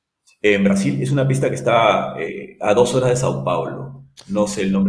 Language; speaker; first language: Spanish; native; Spanish